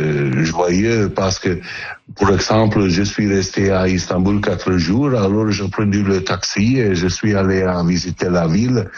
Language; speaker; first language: French; non-native, learner; Italian